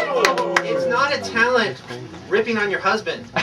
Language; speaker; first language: English; native; English